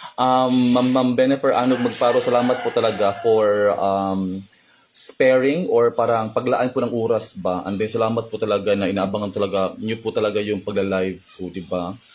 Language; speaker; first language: Filipino; non-native, local second language; Cebuano